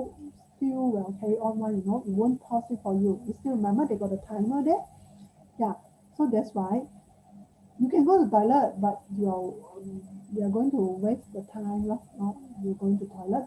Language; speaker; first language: English; non-native, local second language; Chinese